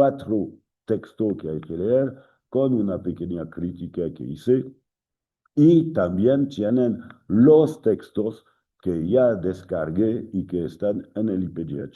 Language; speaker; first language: Spanish; non-native, fluent; French